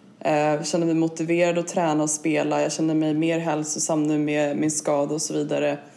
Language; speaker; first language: Swedish; native; Swedish